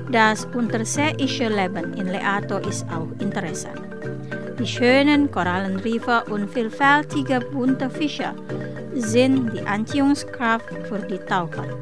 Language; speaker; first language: German; non-native, fluent; Indonesian